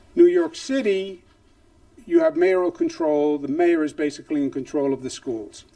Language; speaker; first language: English; native; English